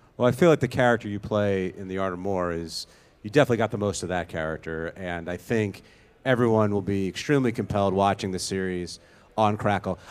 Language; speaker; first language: English; native; English